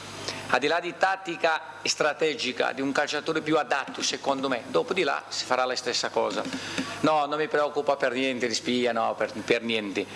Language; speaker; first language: Italian; non-native, fluent; Portuguese